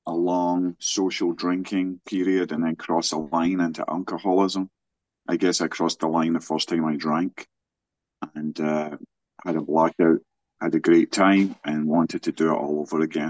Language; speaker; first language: English; native; English